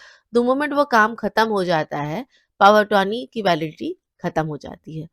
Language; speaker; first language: Hindi; native; Hindi